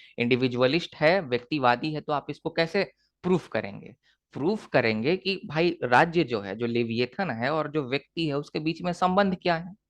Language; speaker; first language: Hindi; native; Hindi